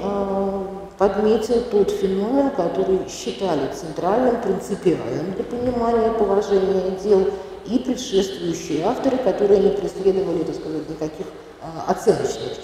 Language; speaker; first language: Russian; native; Russian